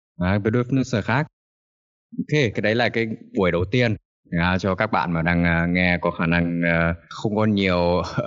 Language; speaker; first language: Vietnamese; early bilingual, heritage; Vietnamese